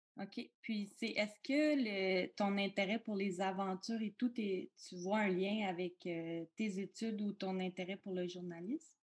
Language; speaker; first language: French; native; French